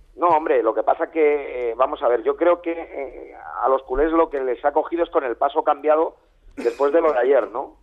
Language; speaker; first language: Spanish; native; Spanish